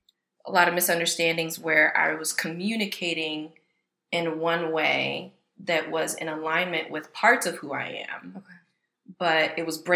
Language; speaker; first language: English; native; English